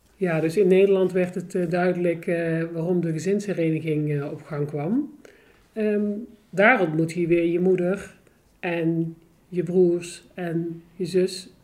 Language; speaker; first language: Dutch; native; Dutch